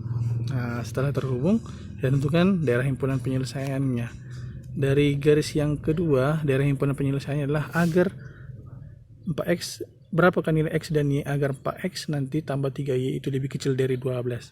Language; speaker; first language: Indonesian; native; Indonesian